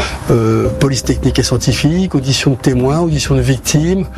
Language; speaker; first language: French; native; French